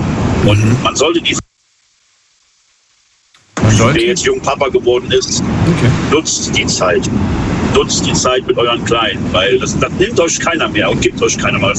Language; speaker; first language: German; native; German